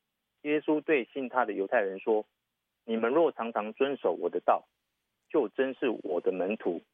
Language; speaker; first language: Chinese; native; Chinese